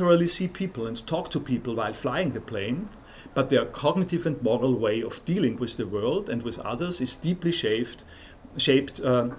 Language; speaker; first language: English; non-native, fluent; German